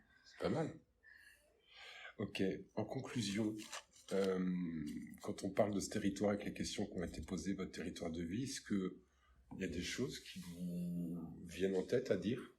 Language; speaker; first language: French; native; French